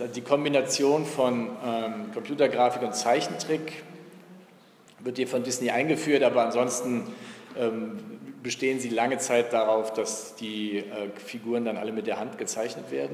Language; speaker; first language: German; native; German